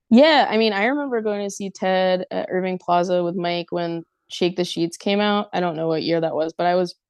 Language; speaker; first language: English; native; English